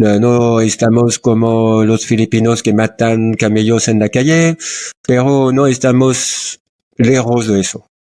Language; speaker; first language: Spanish; non-native, learner; French